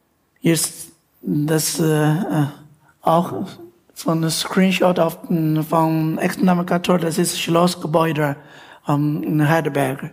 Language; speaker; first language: German; non-native, fluent; Chinese